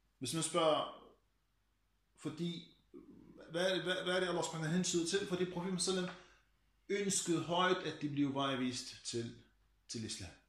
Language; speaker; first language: Danish; early bilingual, other home language; Arabic